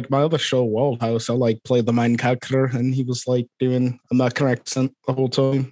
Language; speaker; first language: English; native; English